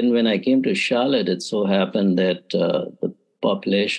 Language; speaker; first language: English; native; English